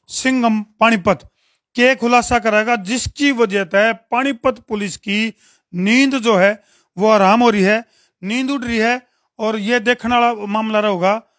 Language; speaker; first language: Hindi; native; Hindi